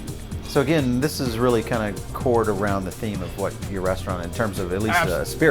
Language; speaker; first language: English; native; English